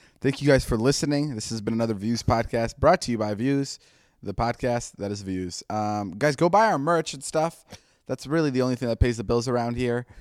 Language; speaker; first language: English; early bilingual, other home language; Slovak